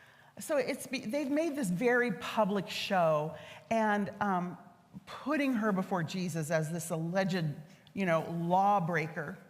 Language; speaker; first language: English; native; English